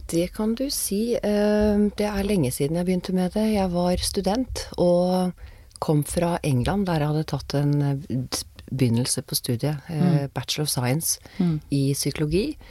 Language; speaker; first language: Norwegian; native; Norwegian